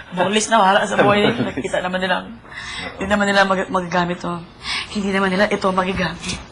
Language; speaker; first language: Filipino; non-native, local second language; Cebuano